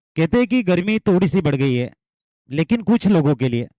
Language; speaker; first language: Hindi; non-native, local second language; Marathi